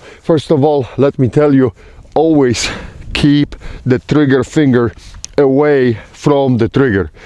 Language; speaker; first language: English; non-native, fluent; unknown